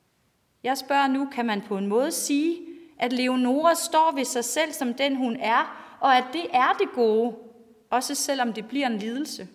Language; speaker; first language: Danish; native; Danish